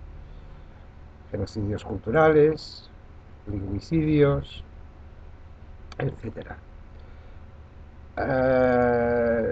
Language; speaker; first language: Spanish; non-native, local second language; Catalan